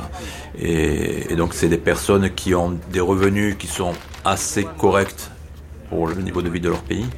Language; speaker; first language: French; native; French